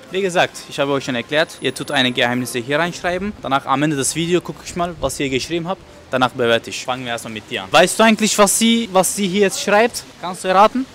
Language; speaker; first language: German; non-native, fluent; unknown